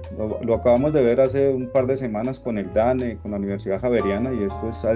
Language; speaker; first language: Spanish; native; Spanish